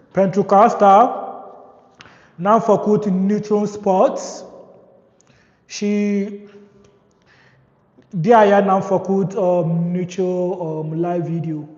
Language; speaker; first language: Romanian; non-native, learner; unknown